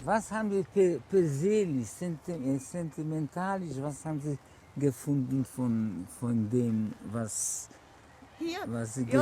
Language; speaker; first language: German; non-native, learner; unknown